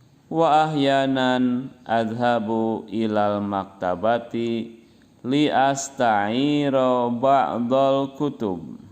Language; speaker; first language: Arabic; non-native, fluent; Indonesian